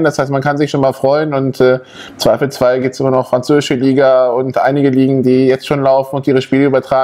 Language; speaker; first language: German; native; German